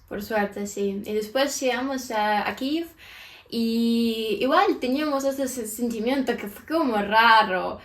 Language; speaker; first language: Spanish; non-native, fluent; Ukrainian